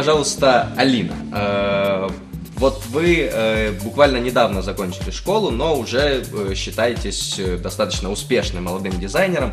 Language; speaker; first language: Russian; native; Russian